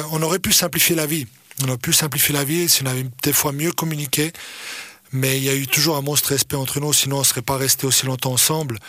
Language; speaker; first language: French; early bilingual, other home language; Croatian